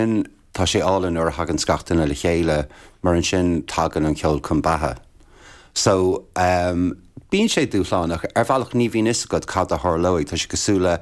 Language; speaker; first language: Irish; native; Irish